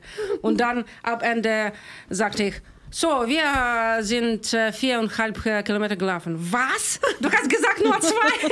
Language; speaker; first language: German; non-native, learner; Ukrainian